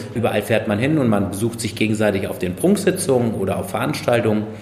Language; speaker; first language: German; native; German